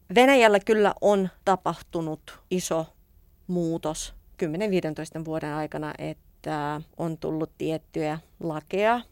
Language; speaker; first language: Finnish; non-native, fluent; Russian